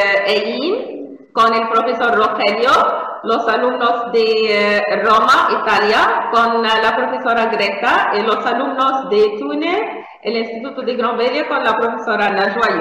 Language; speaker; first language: Spanish; non-native, fluent; Arabic